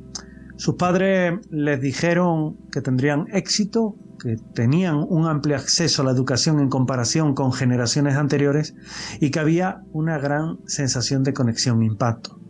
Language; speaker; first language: Spanish; native; Spanish